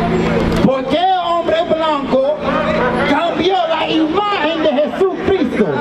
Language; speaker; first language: Spanish; non-native, learner; English